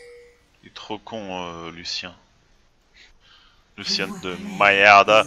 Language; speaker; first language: French; native; French